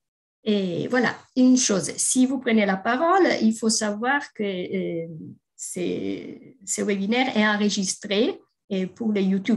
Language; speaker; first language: French; non-native, fluent; Italian